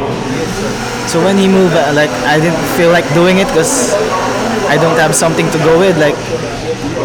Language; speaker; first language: English; non-native, local second language; Pampanga